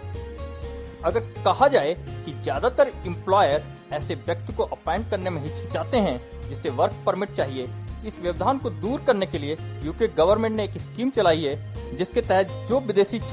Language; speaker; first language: Hindi; native; Hindi